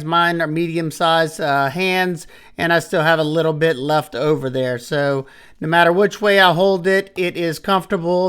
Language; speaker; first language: English; native; English